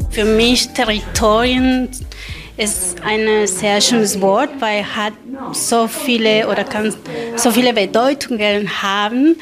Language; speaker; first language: German; non-native, learner; Spanish